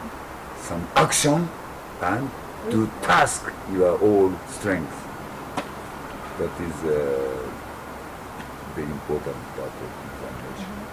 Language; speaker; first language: English; non-native, learner; Japanese